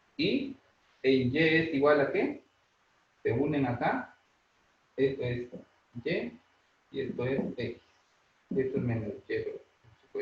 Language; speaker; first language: Spanish; native; Spanish